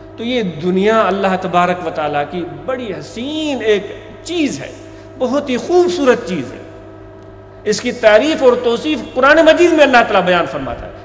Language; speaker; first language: Urdu; non-native, local second language; Sindhi